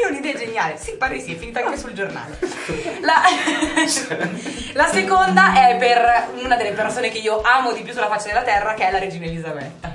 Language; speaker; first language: Italian; native; Italian